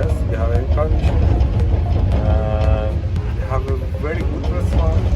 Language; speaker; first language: English; non-native, learner; Persian